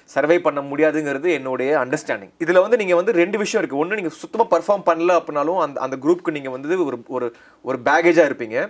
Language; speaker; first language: Tamil; native; Tamil